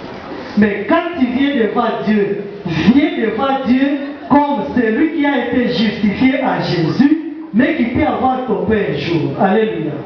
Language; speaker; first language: French; non-native, local second language; Swahili